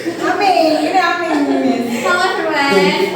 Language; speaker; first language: English; non-native, learner; Indonesian